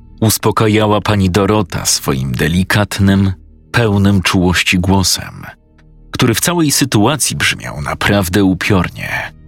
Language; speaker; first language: Polish; native; Polish